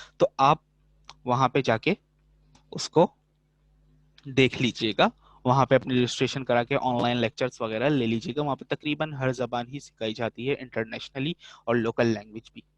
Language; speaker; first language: Urdu; native; Urdu